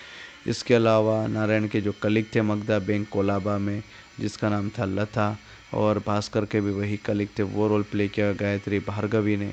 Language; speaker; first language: Hindi; native; Hindi